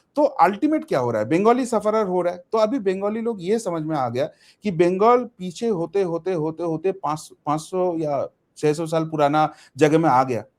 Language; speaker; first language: Hindi; non-native, local second language; Bangla